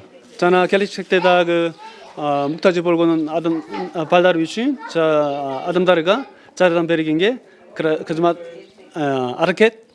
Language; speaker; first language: Kyrgyz; non-native, learner; Korean